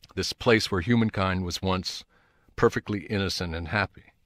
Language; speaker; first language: English; native; English